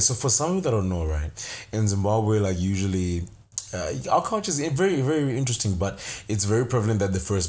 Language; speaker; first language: English; non-native, local second language; Shona